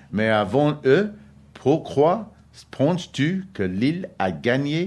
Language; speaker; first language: French; non-native, learner; English